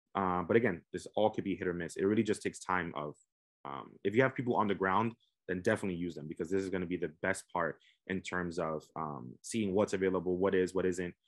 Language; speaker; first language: English; native; English